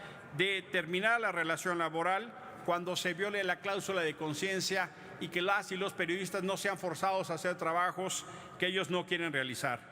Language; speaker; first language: Spanish; native; Spanish